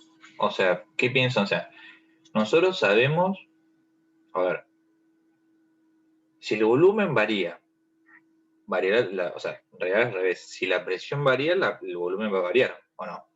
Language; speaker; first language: Spanish; native; Spanish